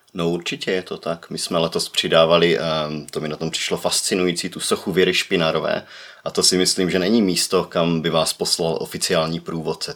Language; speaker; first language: Czech; native; Czech